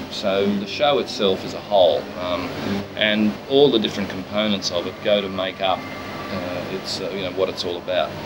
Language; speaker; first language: English; native; English